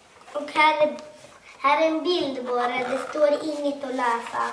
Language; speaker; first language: Swedish; early bilingual, other home language; Kurdish